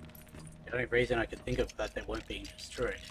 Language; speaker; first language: English; native; English